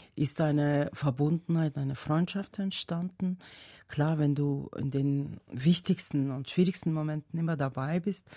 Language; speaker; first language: German; non-native, fluent; Tajik